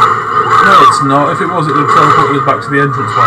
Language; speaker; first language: English; native; English